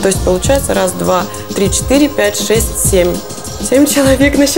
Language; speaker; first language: Russian; native; Russian